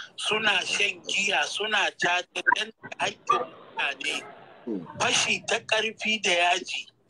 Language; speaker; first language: Hausa; native; Hausa